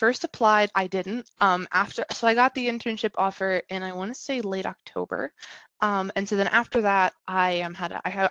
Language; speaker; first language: English; native; English